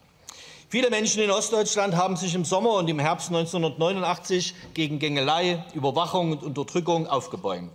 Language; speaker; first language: German; native; German